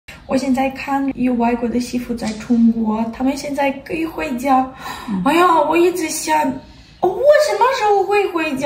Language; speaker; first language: Chinese; non-native, learner; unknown